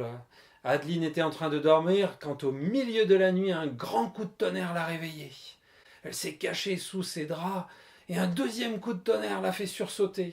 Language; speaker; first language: French; native; French